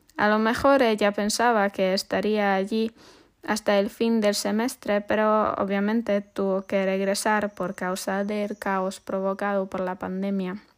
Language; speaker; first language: Spanish; non-native, fluent; Polish